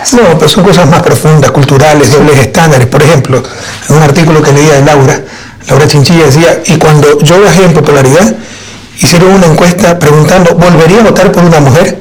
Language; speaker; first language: Spanish; native; Spanish